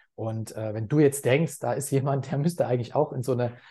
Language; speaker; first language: German; native; German